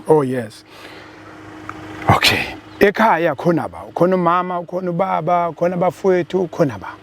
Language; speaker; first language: Zulu; native; Zulu